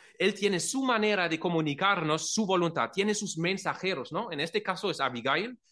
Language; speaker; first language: Spanish; non-native, fluent; German